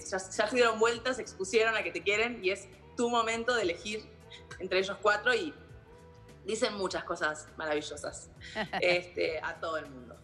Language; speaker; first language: Spanish; native; Spanish